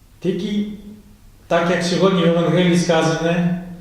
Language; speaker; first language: Ukrainian; non-native, fluent; Polish